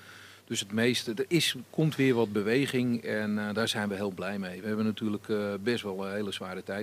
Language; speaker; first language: Dutch; native; Dutch